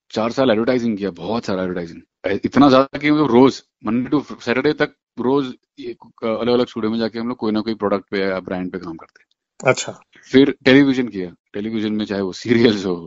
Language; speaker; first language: Hindi; non-native, local second language; Gujarati